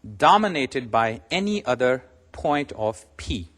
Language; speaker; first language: English; non-native, local second language; Urdu